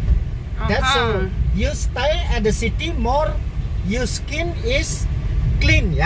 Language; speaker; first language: English; non-native, learner; Indonesian